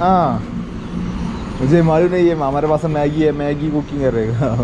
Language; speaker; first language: Hindi; non-native, local second language; Malayalam